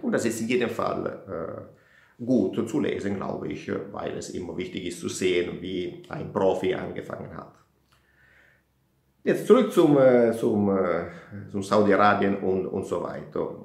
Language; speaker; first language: German; non-native, fluent; Italian